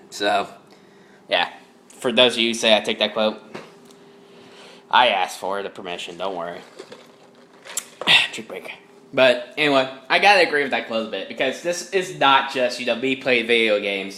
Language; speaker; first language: English; native; English